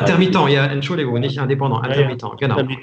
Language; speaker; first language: German; non-native, fluent; French